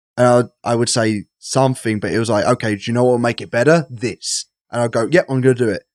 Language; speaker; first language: English; native; English